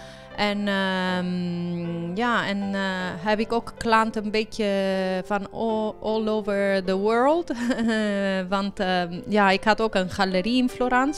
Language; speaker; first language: Dutch; early bilingual, heritage; Italian